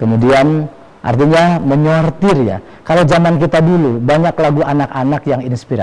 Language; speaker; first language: Indonesian; native; Indonesian